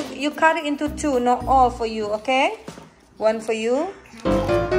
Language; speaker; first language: English; non-native, fluent; Indonesian